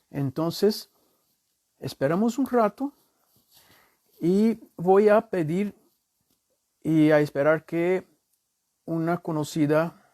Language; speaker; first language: Spanish; non-native, fluent; Portuguese